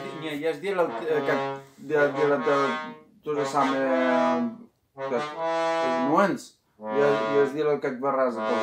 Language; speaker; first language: Russian; non-native, learner; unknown